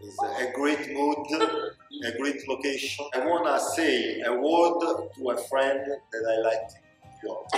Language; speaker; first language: English; non-native, learner; Italian